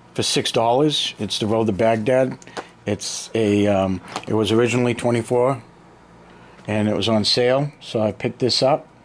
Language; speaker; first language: English; native; English